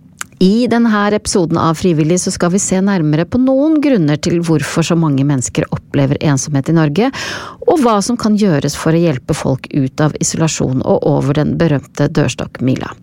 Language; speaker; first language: Norwegian; native; Norwegian